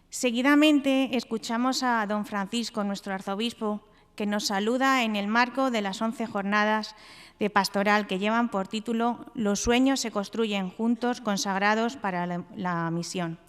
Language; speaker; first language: Spanish; native; Spanish